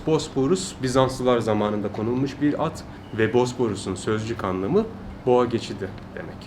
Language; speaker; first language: Turkish; native; Turkish